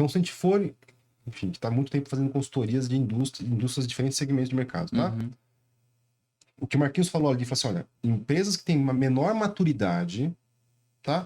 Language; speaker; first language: Portuguese; native; Portuguese